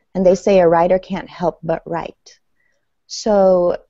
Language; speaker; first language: English; early bilingual, other home language; Persian